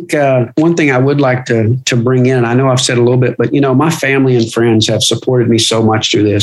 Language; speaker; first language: English; native; English